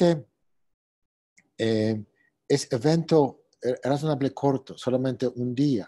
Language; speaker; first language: Spanish; non-native, fluent; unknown